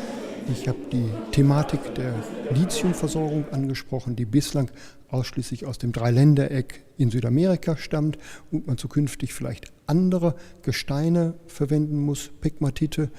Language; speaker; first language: German; native; German